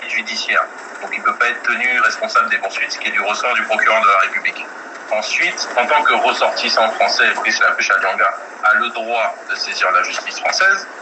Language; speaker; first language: French; native; French